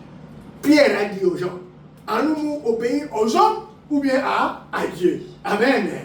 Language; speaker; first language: French; non-native, local second language; Lingala